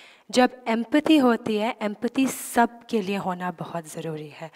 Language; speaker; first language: Urdu; native; Urdu